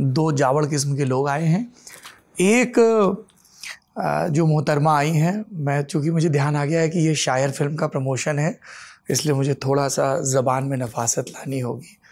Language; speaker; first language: Hindi; native; Hindi